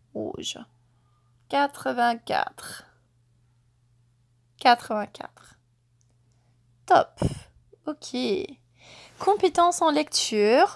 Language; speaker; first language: French; non-native, fluent; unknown